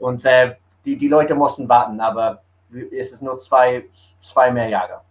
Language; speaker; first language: German; early bilingual, heritage; English